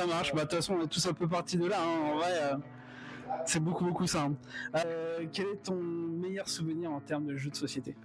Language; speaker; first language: French; native; French